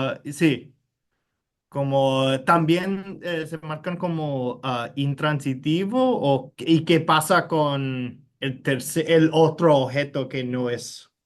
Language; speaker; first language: Spanish; non-native, fluent; English